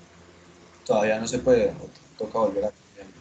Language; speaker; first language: Spanish; native; Spanish